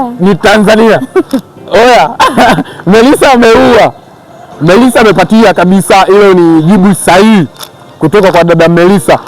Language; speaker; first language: Swahili; native; Swahili